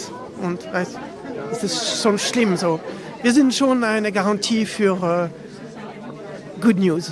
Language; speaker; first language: German; non-native, local second language; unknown